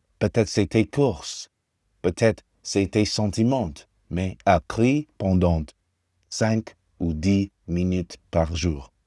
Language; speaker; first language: French; non-native, fluent; English